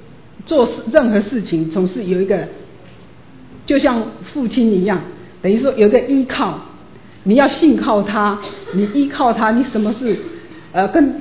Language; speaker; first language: Chinese; native; Chinese